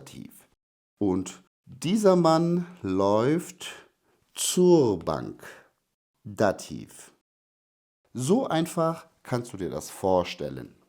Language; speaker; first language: German; non-native, fluent; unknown